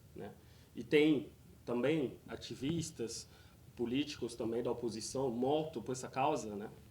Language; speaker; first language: Portuguese; non-native, fluent; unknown